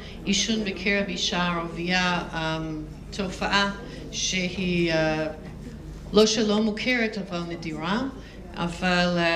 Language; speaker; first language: Hebrew; non-native, fluent; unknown